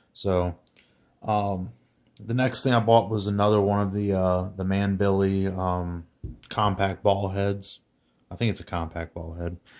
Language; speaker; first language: English; native; English